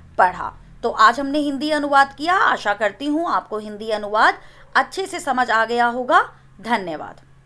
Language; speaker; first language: Hindi; native; Hindi